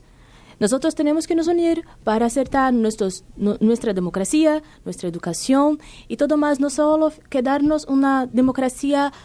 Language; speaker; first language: Spanish; non-native, fluent; Portuguese